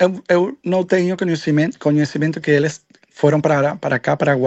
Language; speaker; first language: Portuguese; non-native, learner; Spanish